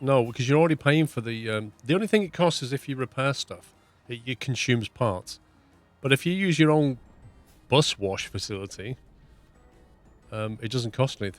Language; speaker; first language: English; native; English